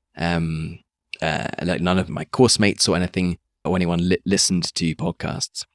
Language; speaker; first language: English; native; English